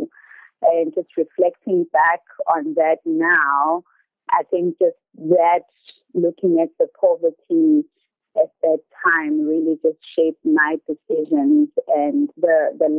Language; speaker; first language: English; non-native, local second language; Zulu